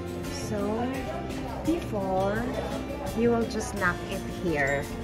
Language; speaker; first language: English; non-native, local second language; Filipino